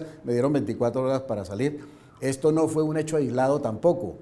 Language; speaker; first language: Spanish; native; Spanish